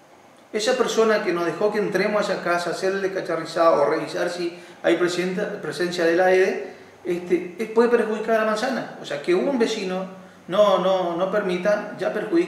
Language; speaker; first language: Spanish; native; Spanish